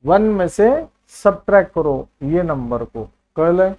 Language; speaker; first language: Hindi; non-native, local second language; Marathi